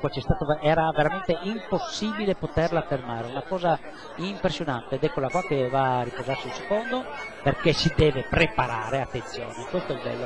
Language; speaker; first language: Italian; native; Italian